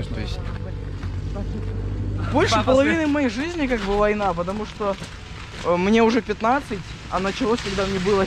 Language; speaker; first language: Russian; native; Russian